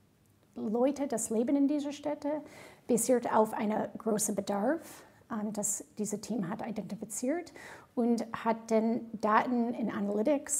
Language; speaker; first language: German; non-native, fluent; English